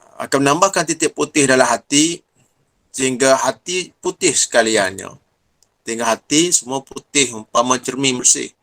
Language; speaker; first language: Malay; native; Malay